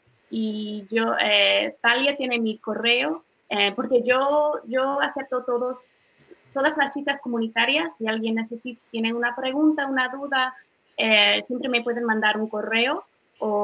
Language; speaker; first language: Spanish; non-native, fluent; English